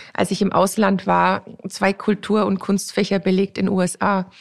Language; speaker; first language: German; native; German